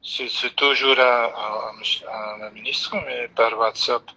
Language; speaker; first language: French; non-native, local second language; Dutch